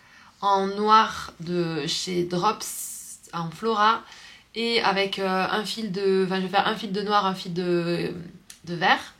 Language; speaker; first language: French; native; French